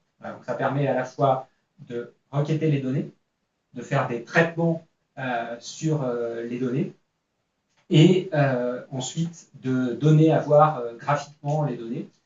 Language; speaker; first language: French; native; French